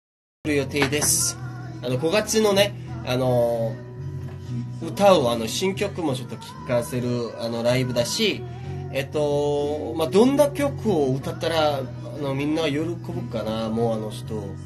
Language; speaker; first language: Japanese; non-native, fluent; Korean